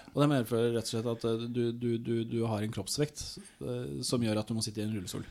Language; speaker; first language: Norwegian; native; Norwegian